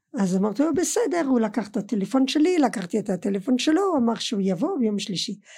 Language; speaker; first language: Hebrew; non-native, fluent; French